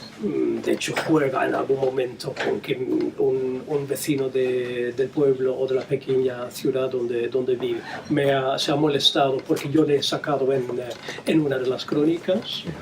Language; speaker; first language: Spanish; non-native, fluent; Dutch